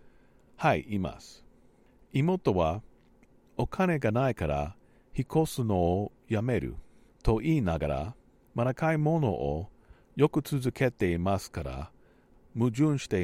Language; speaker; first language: Japanese; non-native, learner; English